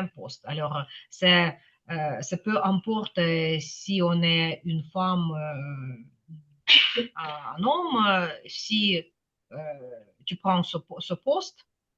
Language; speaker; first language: French; non-native, fluent; Ukrainian